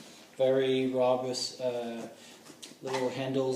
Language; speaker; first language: English; non-native, fluent; French